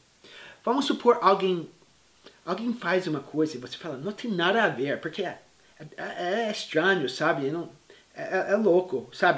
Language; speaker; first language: Portuguese; non-native, fluent; English